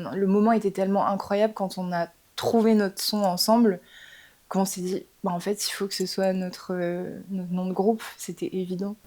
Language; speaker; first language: French; native; French